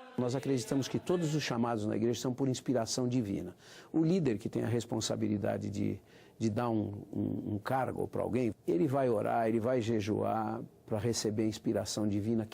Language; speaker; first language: Portuguese; native; Portuguese